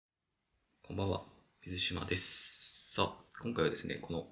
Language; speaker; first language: Japanese; native; Japanese